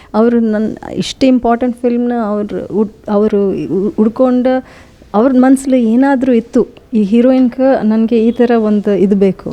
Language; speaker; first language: Kannada; non-native, fluent; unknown